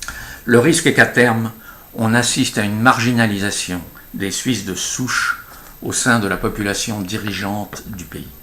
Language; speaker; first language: French; native; French